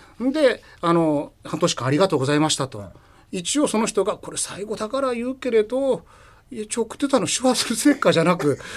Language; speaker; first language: Japanese; native; Japanese